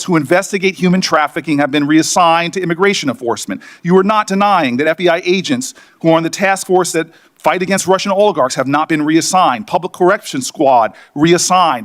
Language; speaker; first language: English; native; English